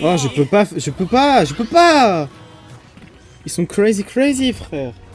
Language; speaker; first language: French; native; French